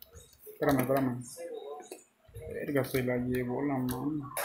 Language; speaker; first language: Spanish; native; Spanish